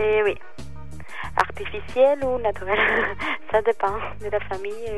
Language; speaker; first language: French; non-native, learner; Spanish